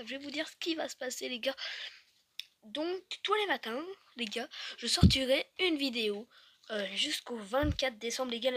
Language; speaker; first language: French; native; French